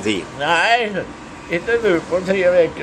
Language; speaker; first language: Swedish; native; Swedish